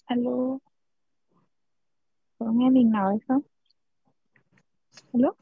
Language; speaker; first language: Vietnamese; early bilingual, heritage; Vietnamese